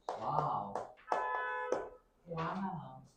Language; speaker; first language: Korean; native; Korean